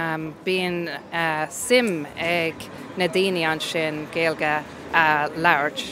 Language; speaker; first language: Irish; non-native, local second language; English